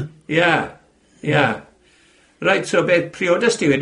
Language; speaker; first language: Welsh; native; Welsh